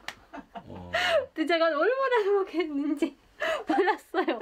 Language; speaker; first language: Korean; non-native, fluent; Spanish